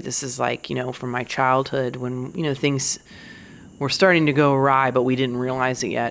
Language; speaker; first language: English; native; English